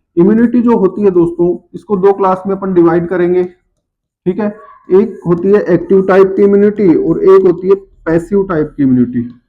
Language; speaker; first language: Hindi; native; Hindi